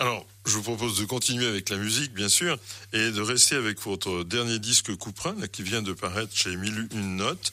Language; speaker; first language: French; native; French